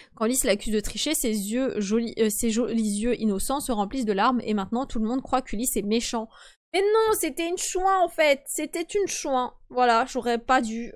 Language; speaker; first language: French; early bilingual, other home language; Polish